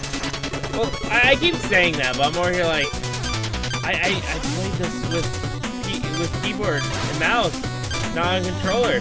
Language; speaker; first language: English; native; English